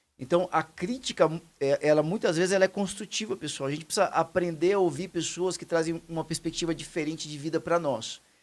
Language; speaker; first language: Portuguese; native; Portuguese